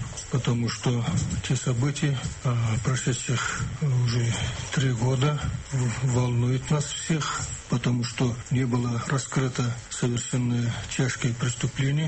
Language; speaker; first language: Russian; non-native, local second language; Kazakh